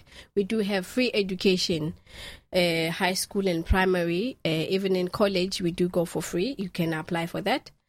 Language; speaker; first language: English; non-native, local second language; Southern Sotho